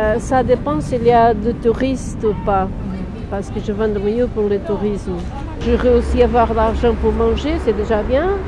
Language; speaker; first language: French; non-native, learner; Portuguese